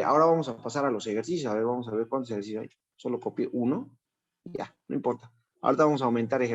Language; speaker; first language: Spanish; native; Spanish